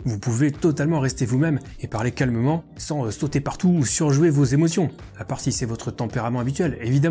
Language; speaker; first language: French; native; French